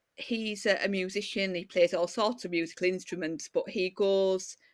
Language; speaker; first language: English; native; English